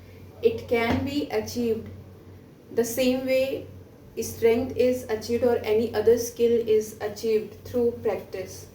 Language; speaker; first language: English; non-native, local second language; Hindi